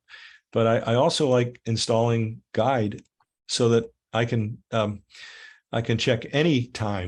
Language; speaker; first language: English; native; English